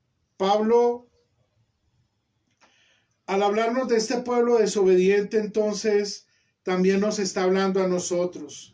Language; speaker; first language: Spanish; native; Spanish